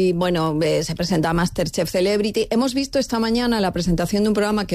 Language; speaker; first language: Spanish; native; Spanish